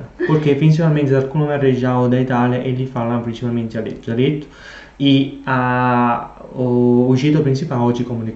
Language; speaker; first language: Portuguese; non-native, fluent; Italian